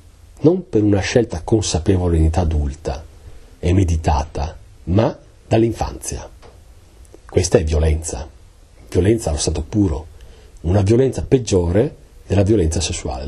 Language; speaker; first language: Italian; native; Italian